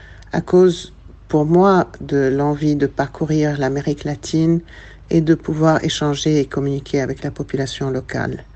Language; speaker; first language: French; non-native, local second language; Arabic